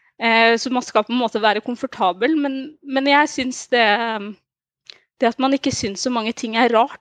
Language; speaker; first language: Norwegian; early bilingual, other home language; Somali